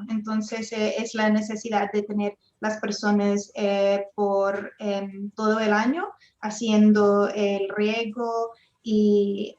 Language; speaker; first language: Spanish; non-native, fluent; English